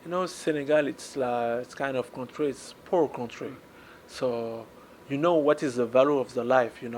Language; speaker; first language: English; non-native, learner; French